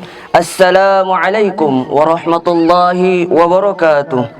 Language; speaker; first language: Arabic; non-native, learner; Indonesian